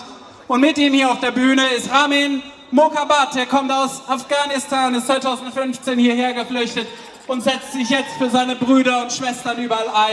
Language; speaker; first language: German; native; German